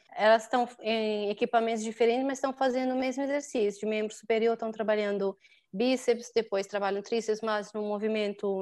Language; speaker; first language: Portuguese; non-native, local second language; Kabuverdianu